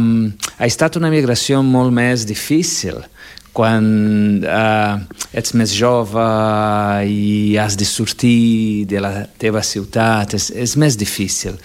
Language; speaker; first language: Catalan; non-native, fluent; Portuguese